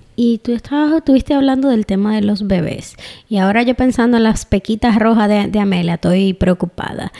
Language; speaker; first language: Spanish; native; Spanish